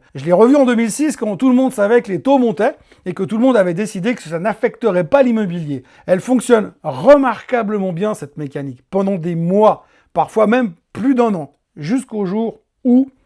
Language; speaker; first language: French; native; French